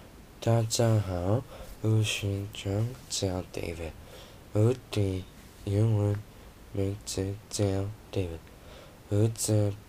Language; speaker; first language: Chinese; non-native, learner; Korean